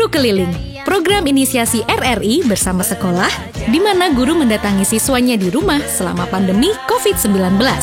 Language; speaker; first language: Indonesian; native; Indonesian